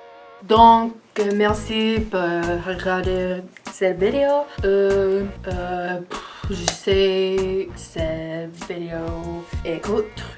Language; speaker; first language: French; non-native, learner; English